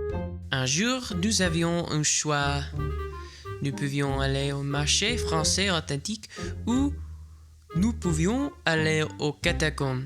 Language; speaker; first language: French; non-native, learner; English